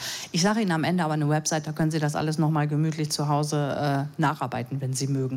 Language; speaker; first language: German; native; German